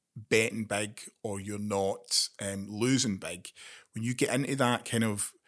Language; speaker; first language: English; native; English